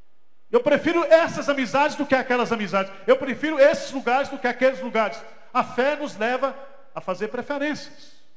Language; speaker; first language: Portuguese; native; Portuguese